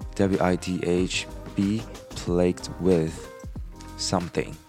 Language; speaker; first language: English; non-native, fluent; Chinese